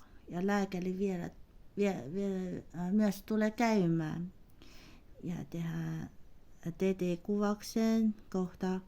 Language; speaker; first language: Finnish; non-native, learner; Chinese